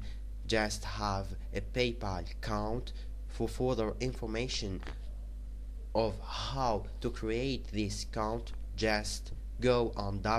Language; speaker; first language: English; non-native, fluent; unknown